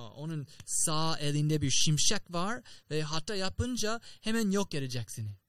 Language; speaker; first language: Turkish; non-native, learner; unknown